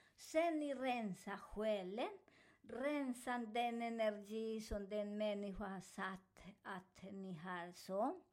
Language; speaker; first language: Swedish; non-native, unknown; Spanish